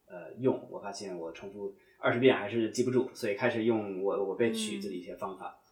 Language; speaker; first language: Chinese; non-native, fluent; English